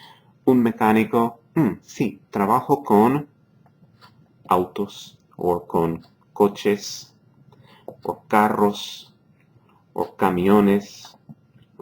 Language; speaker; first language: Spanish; non-native, fluent; English